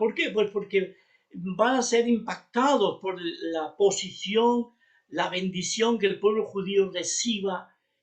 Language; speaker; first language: Spanish; native; Spanish